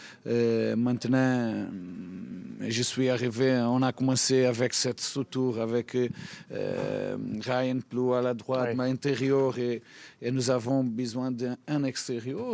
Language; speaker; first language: French; non-native, fluent; Portuguese